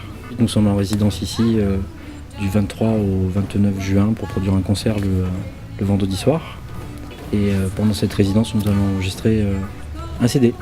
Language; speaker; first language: French; native; French